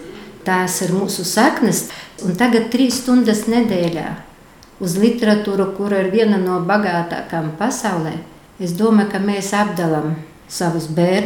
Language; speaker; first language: Latvian; non-native, local second language; Russian